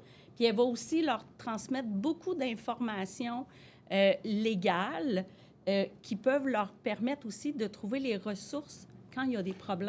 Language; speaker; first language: French; native; French